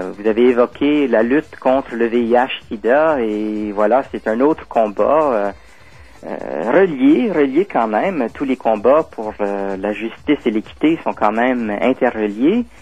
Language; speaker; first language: French; native; French